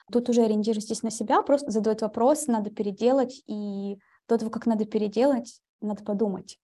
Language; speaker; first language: Russian; early bilingual, heritage; Russian